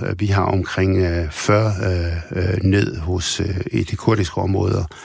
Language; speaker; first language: Danish; early bilingual, other home language; Arabic